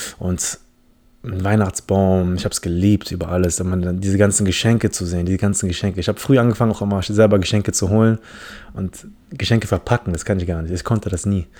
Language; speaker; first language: German; early bilingual, other home language; English